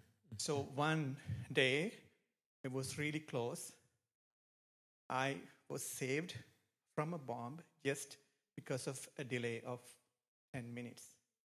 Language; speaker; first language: English; non-native, local second language; Sinhala